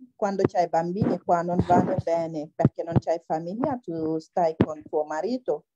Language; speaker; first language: Italian; non-native, fluent; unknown